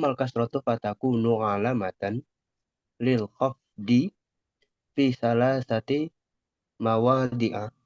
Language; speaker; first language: Arabic; non-native, learner; Indonesian